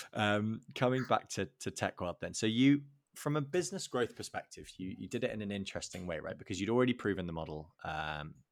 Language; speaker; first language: English; native; English